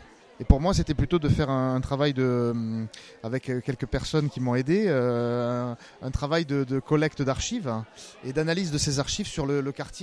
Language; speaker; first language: French; native; French